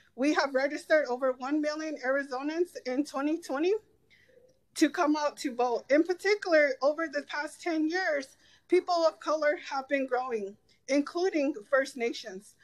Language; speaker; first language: English; native; English